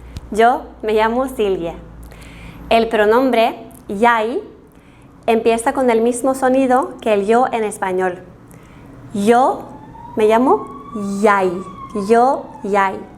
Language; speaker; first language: Spanish; non-native, fluent; Norwegian